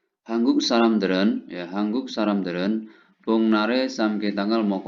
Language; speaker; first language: Korean; non-native, fluent; Indonesian